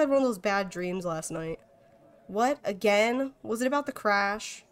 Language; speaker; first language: English; native; English